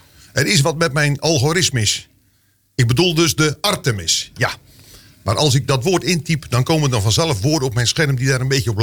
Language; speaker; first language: Dutch; native; Dutch